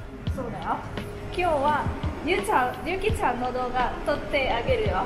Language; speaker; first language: Japanese; non-native, fluent; Vietnamese